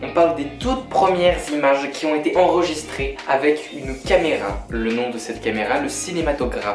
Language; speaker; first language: French; native; French